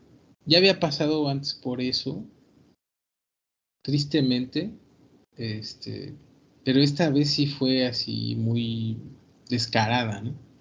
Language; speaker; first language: Spanish; native; Spanish